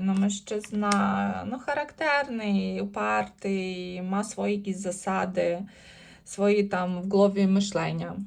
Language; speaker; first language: Polish; non-native, learner; Ukrainian